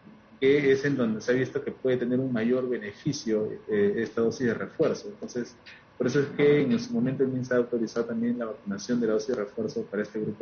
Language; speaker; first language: Spanish; native; Spanish